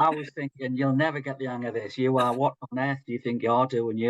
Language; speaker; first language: English; native; English